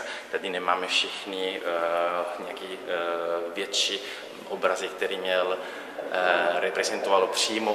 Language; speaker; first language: Czech; non-native, learner; Italian